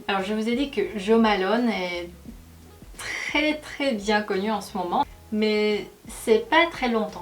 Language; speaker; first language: French; non-native, fluent; Korean